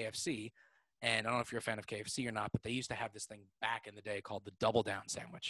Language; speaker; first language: English; native; English